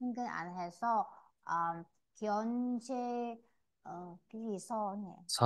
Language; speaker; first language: Korean; non-native, learner; Vietnamese